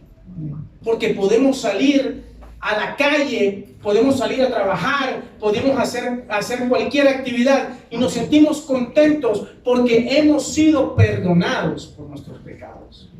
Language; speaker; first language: Spanish; native; Spanish